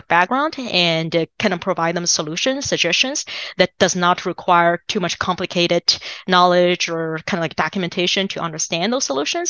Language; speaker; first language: English; non-native, fluent; Chinese